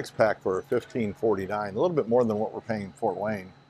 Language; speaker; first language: English; native; English